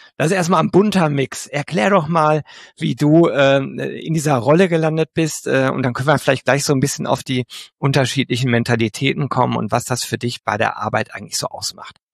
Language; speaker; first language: German; native; German